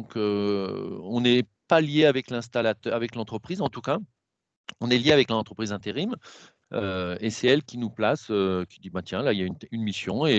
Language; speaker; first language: French; native; French